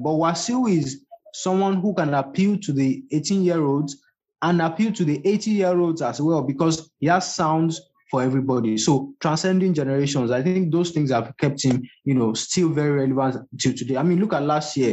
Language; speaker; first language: English; non-native, local second language; Yoruba